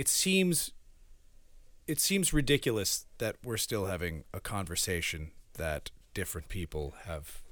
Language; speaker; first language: English; early bilingual, other home language; Spanish